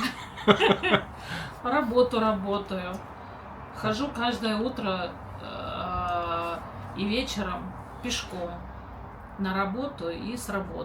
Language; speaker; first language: Russian; native; Russian